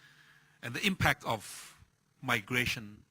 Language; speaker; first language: English; non-native, fluent; Thai